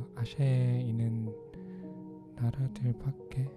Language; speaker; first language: Korean; non-native, learner; Filipino